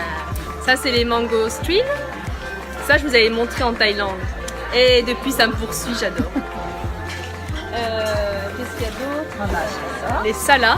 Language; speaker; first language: French; native; French